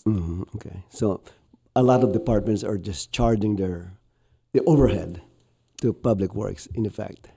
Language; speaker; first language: English; non-native, local second language; Filipino